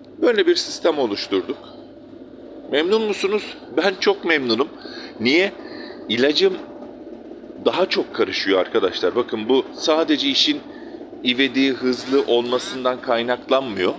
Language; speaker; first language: Turkish; native; Turkish